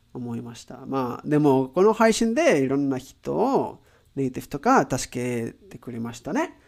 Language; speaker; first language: Japanese; non-native, learner; Spanish